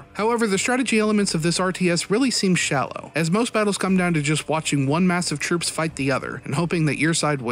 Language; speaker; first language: English; native; English